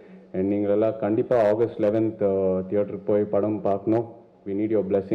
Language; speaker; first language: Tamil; non-native, local second language; Telugu